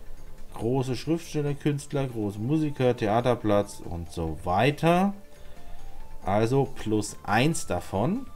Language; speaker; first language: German; native; German